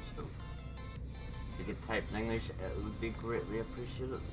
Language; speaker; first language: English; native; English